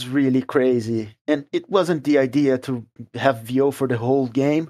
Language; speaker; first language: English; non-native, fluent; Portuguese